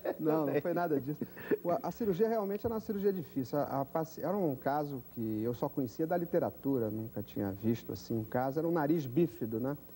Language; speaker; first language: Portuguese; native; Portuguese